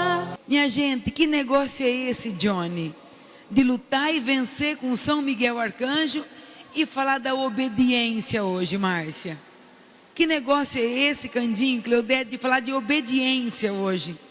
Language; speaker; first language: Portuguese; native; Portuguese